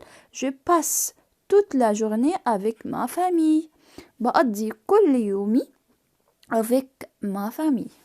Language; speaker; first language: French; non-native, fluent; Arabic